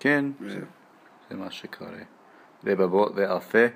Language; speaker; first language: Hebrew; non-native, learner; English